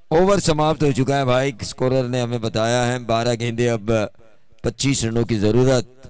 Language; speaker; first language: Hindi; non-native, local second language; Marathi